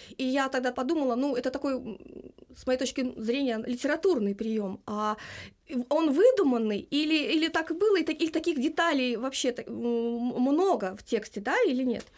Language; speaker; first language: Russian; non-native, local second language; Lithuanian